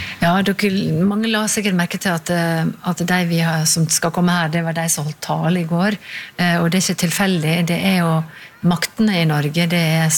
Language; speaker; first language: Norwegian; native; Norwegian